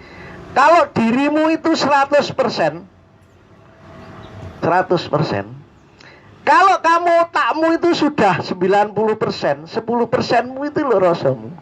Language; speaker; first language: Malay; non-native, local second language; Javanese